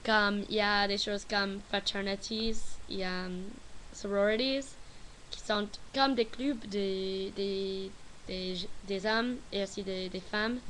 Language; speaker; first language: French; non-native, learner; English